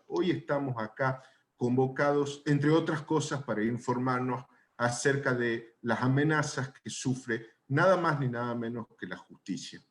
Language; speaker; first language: Spanish; native; Spanish